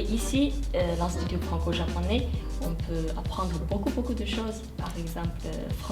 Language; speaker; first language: French; non-native, fluent; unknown